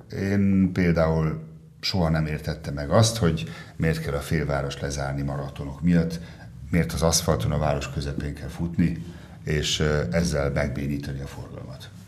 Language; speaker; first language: Hungarian; early bilingual, heritage; Hungarian